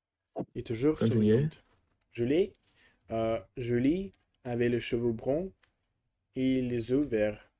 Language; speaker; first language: French; non-native, learner; Russian